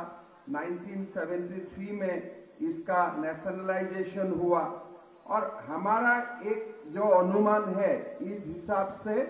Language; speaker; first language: Hindi; non-native, local second language; Assamese